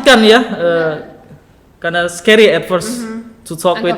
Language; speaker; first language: English; non-native, learner; Indonesian